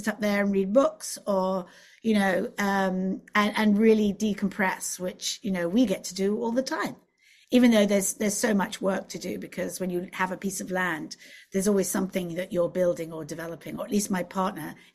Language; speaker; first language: English; native; English